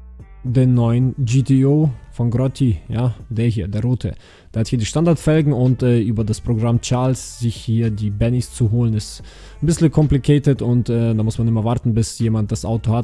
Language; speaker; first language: German; native; German